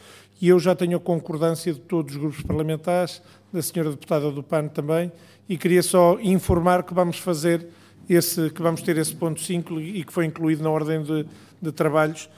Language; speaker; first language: Portuguese; native; Portuguese